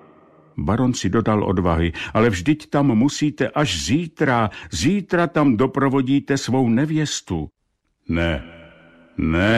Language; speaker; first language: Czech; native; Czech